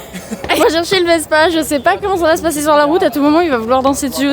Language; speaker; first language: French; native; French